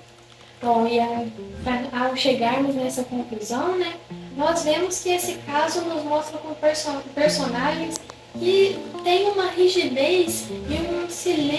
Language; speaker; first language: Portuguese; native; Portuguese